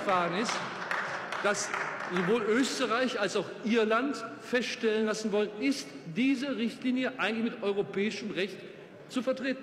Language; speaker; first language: German; native; German